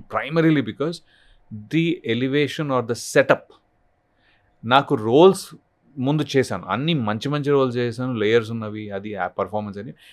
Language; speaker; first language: Telugu; native; Telugu